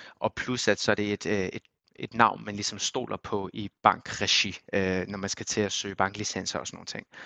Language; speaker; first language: Danish; early bilingual, other home language; Armenian